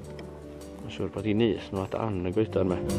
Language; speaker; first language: Welsh; native; Welsh